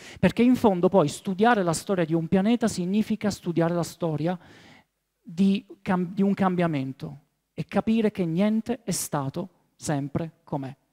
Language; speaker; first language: Italian; native; Italian